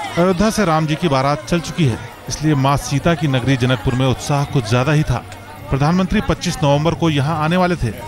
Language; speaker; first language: Hindi; native; Hindi